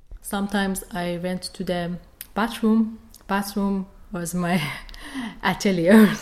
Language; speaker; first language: English; non-native, learner; Persian